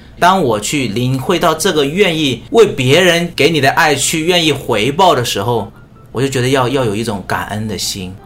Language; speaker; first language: Chinese; native; Chinese